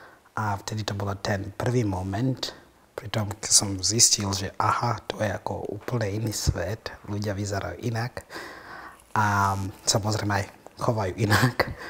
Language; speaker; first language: Slovak; non-native, fluent; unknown